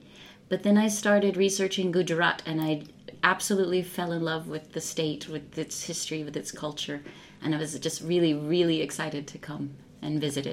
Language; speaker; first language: English; native; English